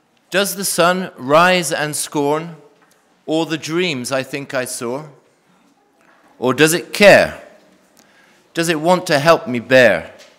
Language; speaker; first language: English; native; English